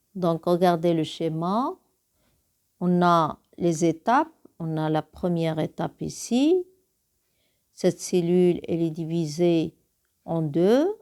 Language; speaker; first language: French; non-native, local second language; Arabic